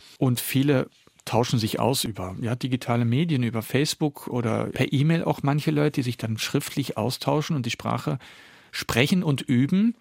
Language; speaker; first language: German; early bilingual, other home language; Dutch